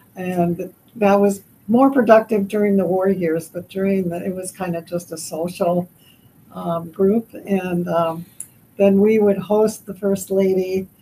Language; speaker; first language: English; native; English